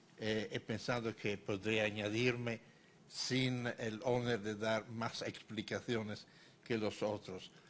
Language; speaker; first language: Spanish; non-native, fluent; Italian